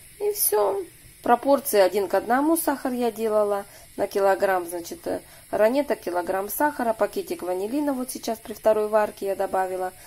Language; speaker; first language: Russian; native; Russian